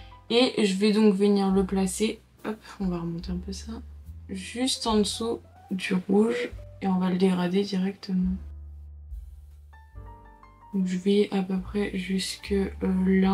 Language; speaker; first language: French; native; French